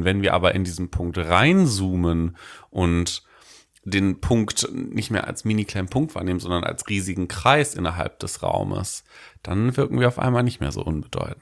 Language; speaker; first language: German; native; German